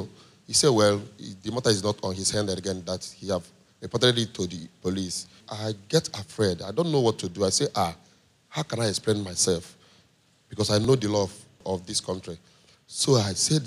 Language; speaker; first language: English; non-native, local second language; Igbo